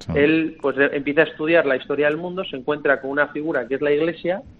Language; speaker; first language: Spanish; native; Spanish